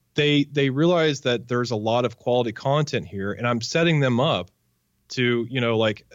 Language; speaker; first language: English; native; English